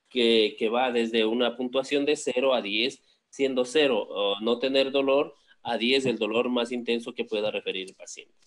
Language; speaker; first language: Spanish; native; Spanish